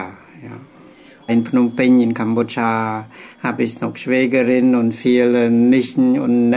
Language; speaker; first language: German; non-native, fluent; Khmer